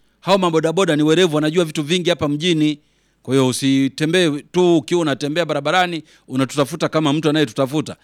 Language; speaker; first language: Swahili; native; Swahili